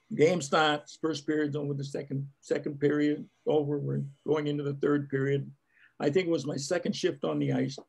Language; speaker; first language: English; native; English